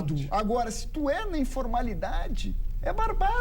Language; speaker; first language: Portuguese; native; Portuguese